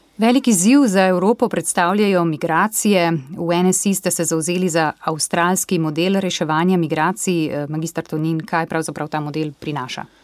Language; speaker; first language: Slovenian; native; Slovenian